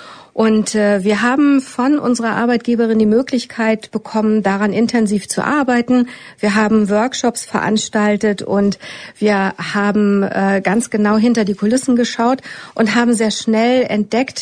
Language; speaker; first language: German; native; German